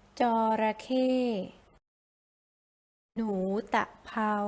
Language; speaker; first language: Thai; native; Thai